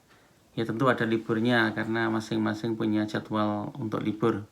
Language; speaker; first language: Indonesian; non-native, local second language; Javanese